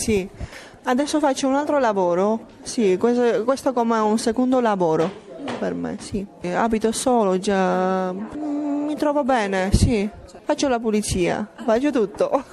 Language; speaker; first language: Italian; non-native, learner; Armenian